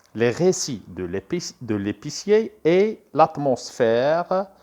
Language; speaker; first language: French; non-native, local second language; Arabic